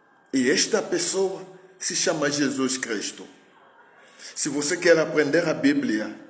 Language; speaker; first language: Portuguese; non-native, fluent; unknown